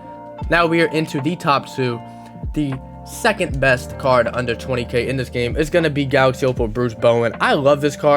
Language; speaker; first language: English; native; English